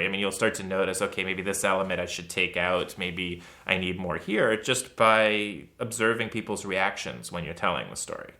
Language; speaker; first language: English; native; English